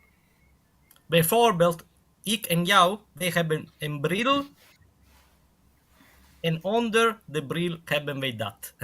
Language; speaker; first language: Dutch; non-native, fluent; Italian